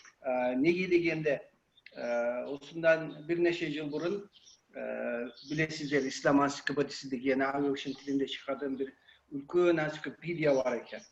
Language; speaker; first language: Kyrgyz; non-native, learner; Kazakh